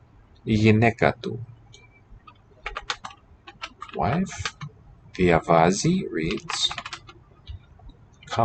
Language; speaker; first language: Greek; non-native, learner; English